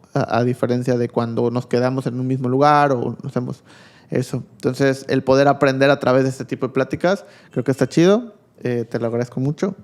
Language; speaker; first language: Spanish; native; Spanish